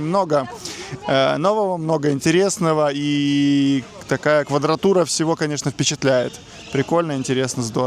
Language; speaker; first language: Russian; native; Russian